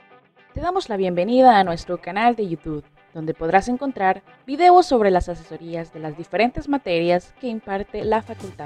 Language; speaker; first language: Spanish; native; Spanish